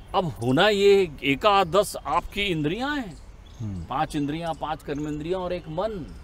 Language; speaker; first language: Hindi; native; Hindi